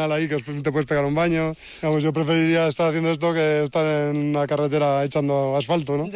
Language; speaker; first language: Spanish; native; Spanish